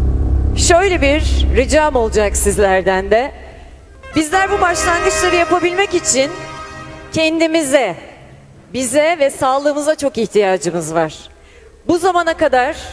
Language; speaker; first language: Turkish; native; Turkish